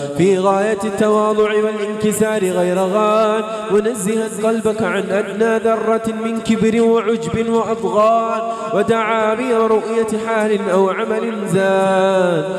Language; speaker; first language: Arabic; non-native, fluent; Malayalam